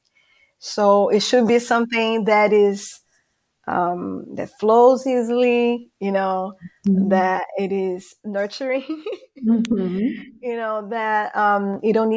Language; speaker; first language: English; non-native, fluent; Portuguese